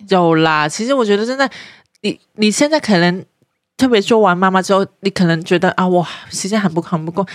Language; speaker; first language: Chinese; non-native, local second language; Cantonese